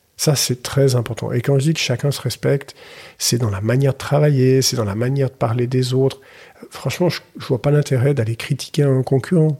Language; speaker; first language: French; native; French